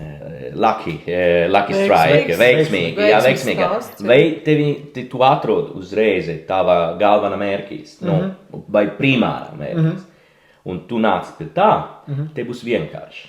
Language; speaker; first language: Latvian; non-native, learner; Italian